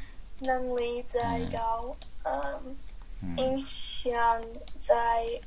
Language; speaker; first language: Chinese; non-native, learner; English